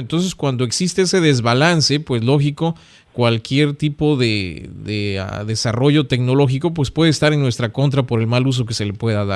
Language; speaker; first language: Spanish; native; Spanish